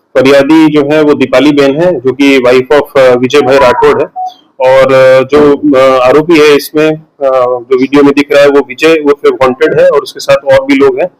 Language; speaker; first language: Hindi; non-native, local second language; Gujarati